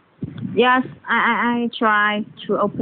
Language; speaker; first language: English; non-native, learner; Vietnamese